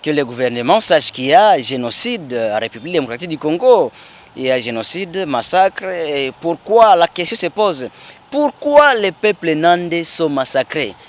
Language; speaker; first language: French; non-native, local second language; Swahili